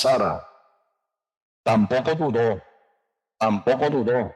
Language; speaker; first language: Spanish; non-native, learner; Korean